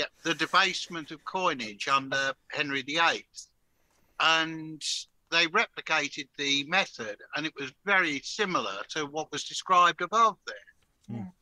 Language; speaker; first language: English; native; English